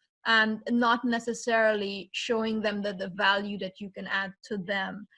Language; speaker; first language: English; native; English